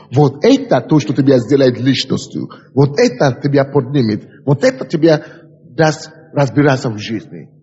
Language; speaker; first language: Russian; non-native, fluent; Yoruba